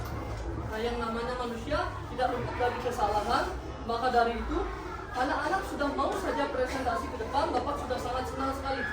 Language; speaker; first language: Indonesian; native; Indonesian